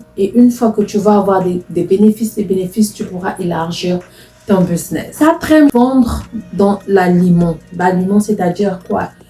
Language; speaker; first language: French; non-native, local second language; Lingala